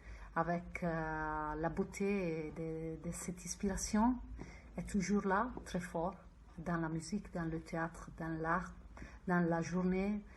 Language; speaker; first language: French; non-native, fluent; Italian